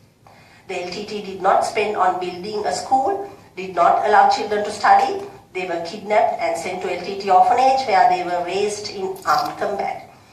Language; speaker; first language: English; non-native, local second language; Sinhala